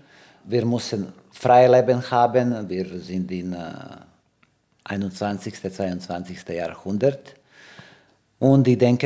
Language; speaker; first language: German; non-native, learner; Serbian